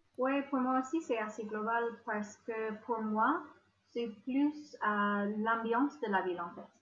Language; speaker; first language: French; non-native, fluent; English